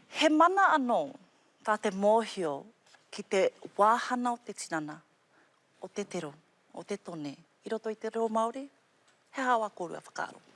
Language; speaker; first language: Māori; native; Māori